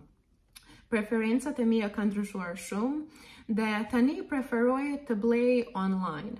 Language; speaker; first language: Albanian; non-native, learner; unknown